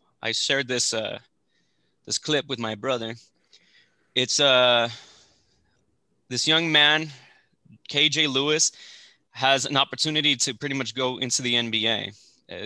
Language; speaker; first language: English; early bilingual, other home language; Spanish